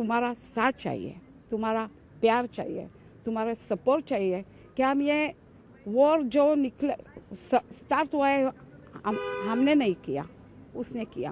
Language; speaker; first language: Hindi; early bilingual, heritage; Hindi